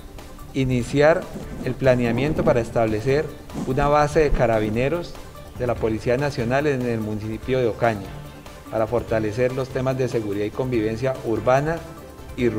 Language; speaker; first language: Spanish; native; Spanish